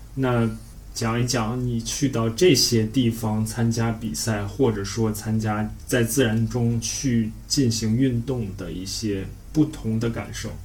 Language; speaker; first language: Chinese; native; Chinese